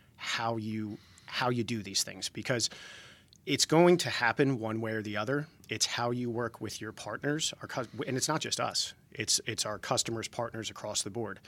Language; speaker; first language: English; native; English